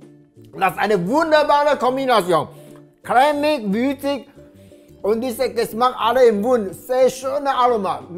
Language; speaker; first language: German; non-native, learner; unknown